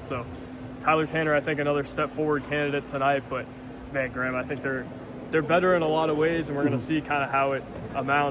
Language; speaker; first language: English; native; English